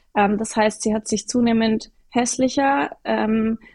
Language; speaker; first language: German; native; German